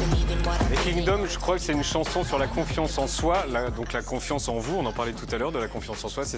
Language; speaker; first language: French; native; French